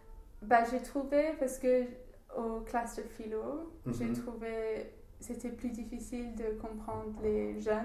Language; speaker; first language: French; non-native, learner; English